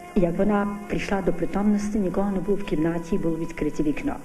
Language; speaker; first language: Ukrainian; native; Ukrainian